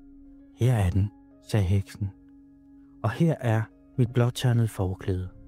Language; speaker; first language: Danish; native; Danish